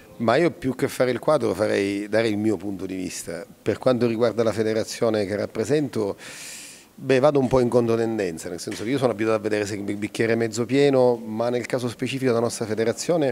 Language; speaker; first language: Italian; native; Italian